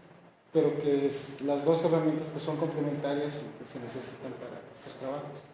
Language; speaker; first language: Spanish; native; Spanish